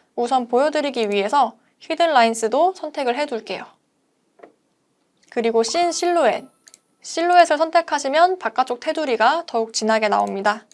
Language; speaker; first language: Korean; native; Korean